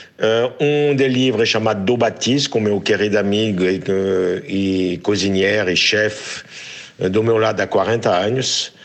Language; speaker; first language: Portuguese; non-native, fluent; French